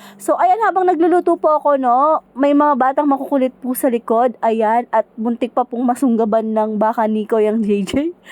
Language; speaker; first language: Filipino; native; Filipino